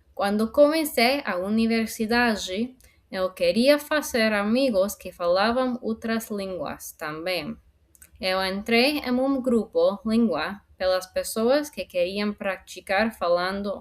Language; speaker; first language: Portuguese; non-native, fluent; English